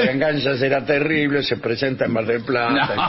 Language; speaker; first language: Spanish; native; Spanish